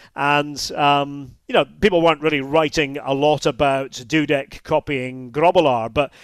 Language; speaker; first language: English; native; English